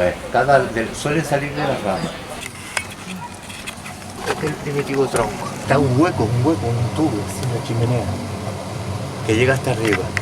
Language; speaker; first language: Spanish; native; Spanish